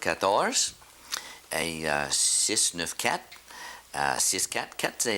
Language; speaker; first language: French; non-native, learner; English